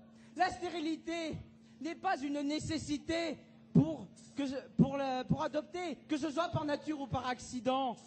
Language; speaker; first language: French; native; French